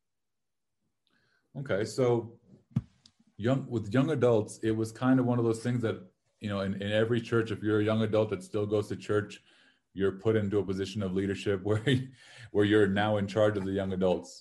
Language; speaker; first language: English; native; English